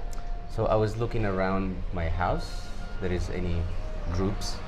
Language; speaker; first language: English; non-native, fluent; Arabic